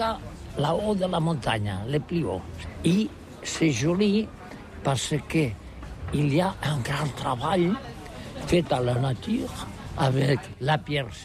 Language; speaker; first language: French; non-native, learner; Catalan